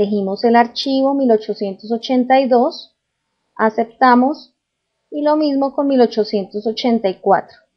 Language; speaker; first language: Spanish; native; Spanish